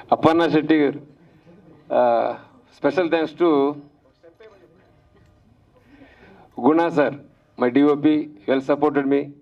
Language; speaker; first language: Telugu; non-native, learner; Hindi